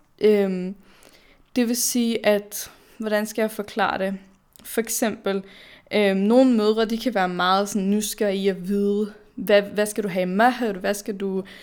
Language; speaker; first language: Danish; early bilingual, other home language; Arabic